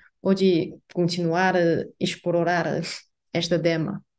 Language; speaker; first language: Portuguese; non-native, fluent; Chinese